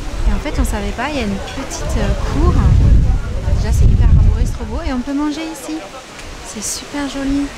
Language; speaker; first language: French; native; French